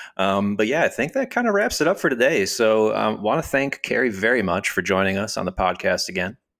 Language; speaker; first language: English; native; English